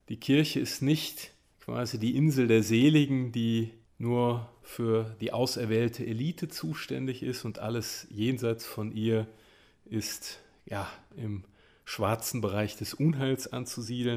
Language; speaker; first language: German; native; German